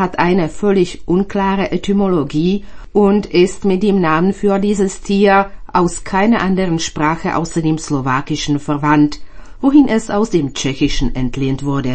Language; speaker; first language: German; native; German